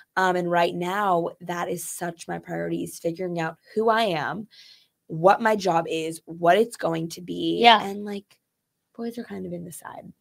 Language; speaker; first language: English; native; English